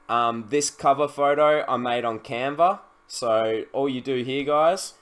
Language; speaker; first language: English; native; English